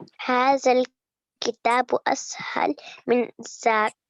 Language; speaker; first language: Arabic; non-native, learner; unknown